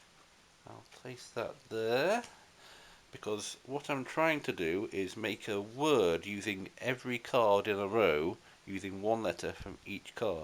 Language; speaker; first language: English; native; English